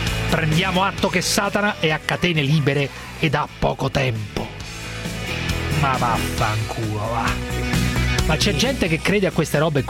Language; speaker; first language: Italian; native; Italian